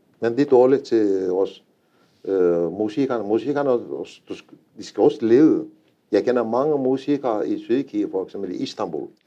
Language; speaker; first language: Danish; non-native, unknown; Turkish